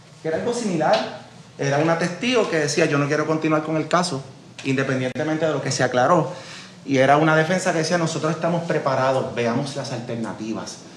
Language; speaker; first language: Spanish; native; Spanish